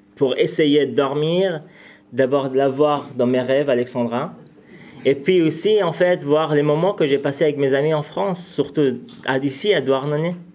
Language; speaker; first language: French; non-native, fluent; Persian